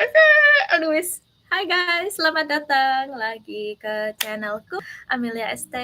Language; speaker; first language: Indonesian; early bilingual, heritage; English